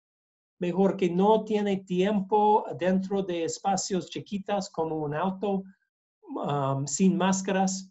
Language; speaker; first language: Spanish; non-native, learner; English